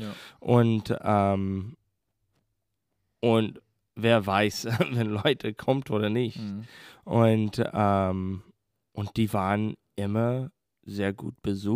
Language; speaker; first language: German; non-native, fluent; English